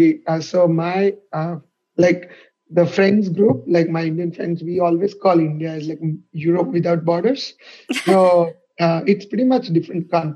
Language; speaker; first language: English; non-native, local second language; Gujarati